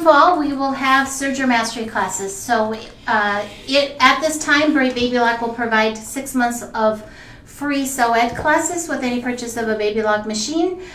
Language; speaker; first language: English; native; English